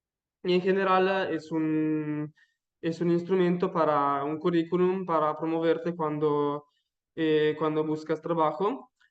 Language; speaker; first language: Spanish; non-native, learner; Italian